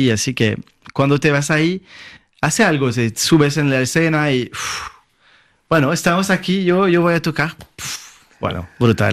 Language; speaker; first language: Spanish; non-native, fluent; French